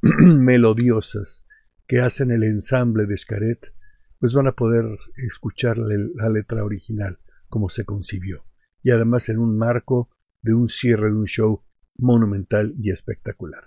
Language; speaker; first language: Spanish; native; Spanish